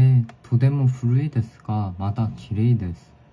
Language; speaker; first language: Japanese; non-native, learner; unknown